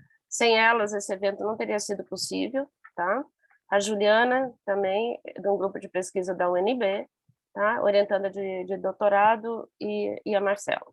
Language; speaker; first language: Portuguese; non-native, learner; Spanish